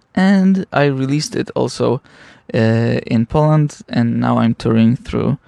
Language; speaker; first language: English; non-native, fluent; Polish